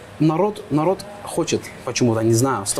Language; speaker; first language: Russian; non-native, fluent; Azerbaijani